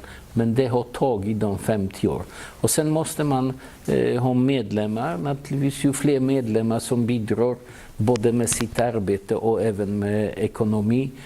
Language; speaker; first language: Swedish; non-native, fluent; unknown